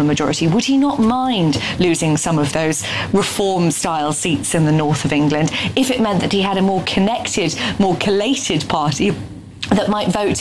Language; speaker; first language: English; native; English